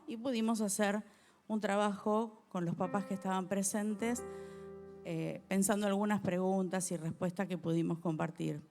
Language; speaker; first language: Spanish; native; Spanish